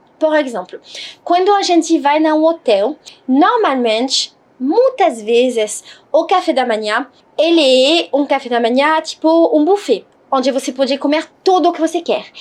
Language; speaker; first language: Portuguese; non-native, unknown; French